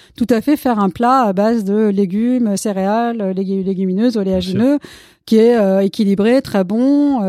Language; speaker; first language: French; non-native, fluent; Malayalam